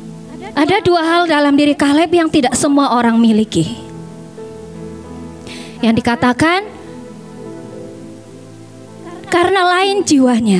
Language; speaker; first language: Indonesian; native; Indonesian